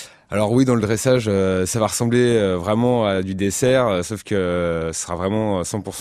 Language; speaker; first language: French; native; French